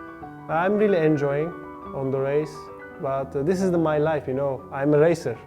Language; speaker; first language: English; non-native, learner; Turkish